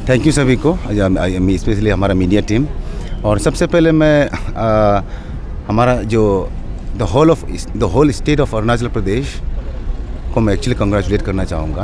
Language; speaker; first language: Hindi; non-native, local second language; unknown